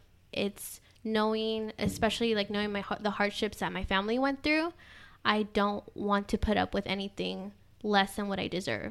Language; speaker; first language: English; early bilingual, other home language; Spanish